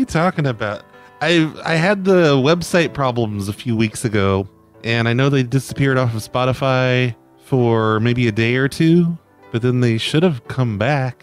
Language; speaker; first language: English; native; English